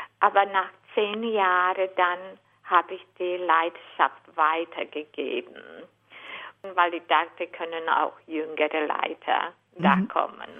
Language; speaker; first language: German; non-native, fluent; Hungarian